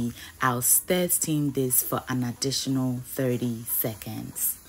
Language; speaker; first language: English; non-native, local second language; Ga